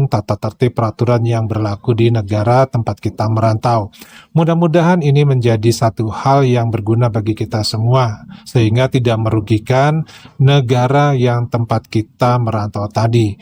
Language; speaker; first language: Indonesian; native; Indonesian